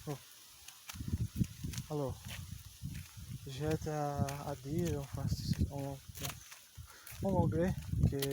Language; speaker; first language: French; non-native, learner; Portuguese